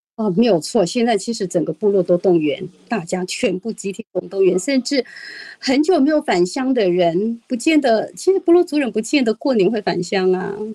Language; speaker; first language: Chinese; non-native, local second language; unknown